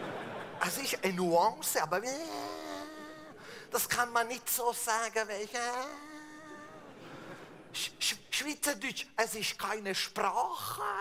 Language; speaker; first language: German; non-native, fluent; Italian